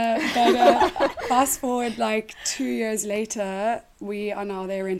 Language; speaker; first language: English; native; English